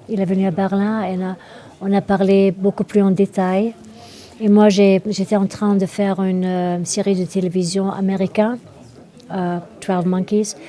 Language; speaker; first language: French; non-native, fluent; German